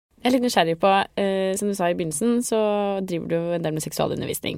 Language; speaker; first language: Norwegian; native; Norwegian